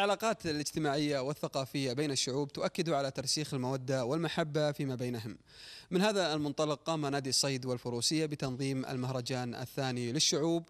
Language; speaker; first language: Arabic; native; Arabic